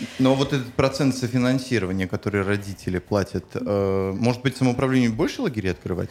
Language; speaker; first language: Russian; native; Russian